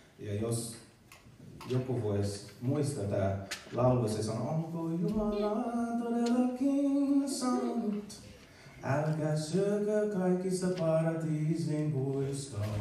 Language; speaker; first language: Finnish; non-native, learner; English